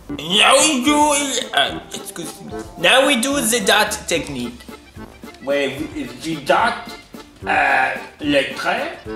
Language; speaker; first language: English; non-native, fluent; Swedish